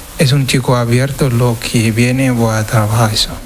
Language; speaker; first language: Spanish; non-native, learner; Wolof